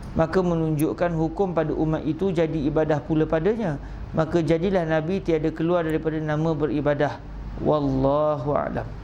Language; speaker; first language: Malay; native; Malay